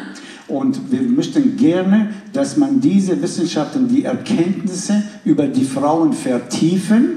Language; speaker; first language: German; non-native, fluent; Arabic